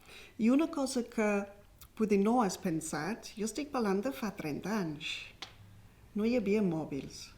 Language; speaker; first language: Catalan; non-native, fluent; English